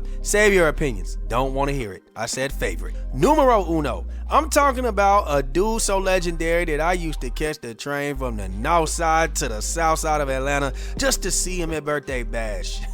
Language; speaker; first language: English; native; English